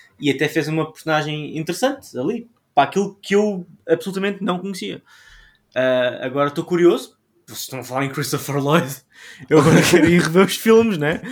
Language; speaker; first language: Portuguese; native; Portuguese